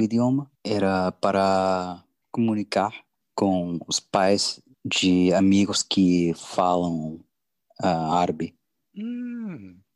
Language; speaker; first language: Portuguese; non-native, learner; English